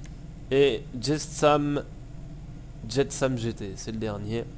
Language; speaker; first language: French; native; French